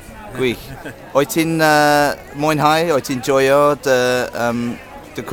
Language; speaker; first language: Welsh; non-native, learner; English